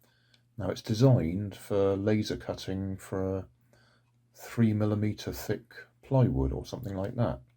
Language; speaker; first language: English; native; English